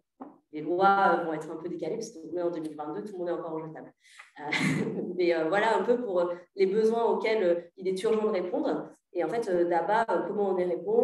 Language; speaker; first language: French; native; French